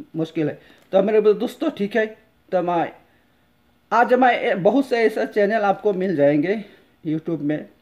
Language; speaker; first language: Hindi; non-native, local second language; Bangla